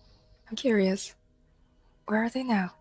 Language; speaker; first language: English; native; English